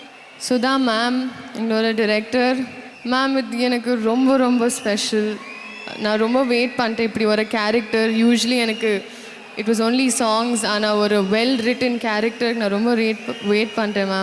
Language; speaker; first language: Tamil; non-native, learner; Telugu